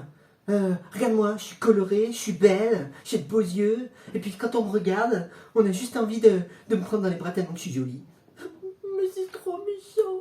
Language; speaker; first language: French; native; French